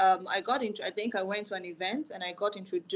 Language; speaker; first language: English; non-native, local second language; Igbo